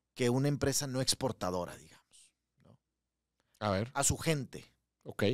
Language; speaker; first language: Spanish; native; Spanish